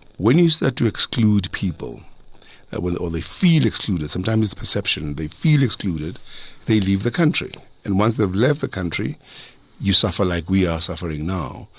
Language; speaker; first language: English; non-native, local second language; Zulu